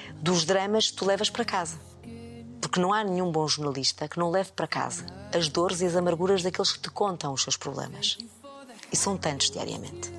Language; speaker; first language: Portuguese; native; Portuguese